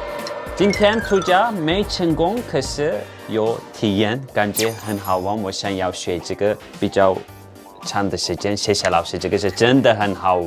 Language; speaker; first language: Chinese; non-native, fluent; Turkish